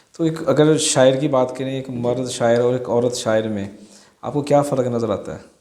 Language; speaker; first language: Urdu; non-native, local second language; Punjabi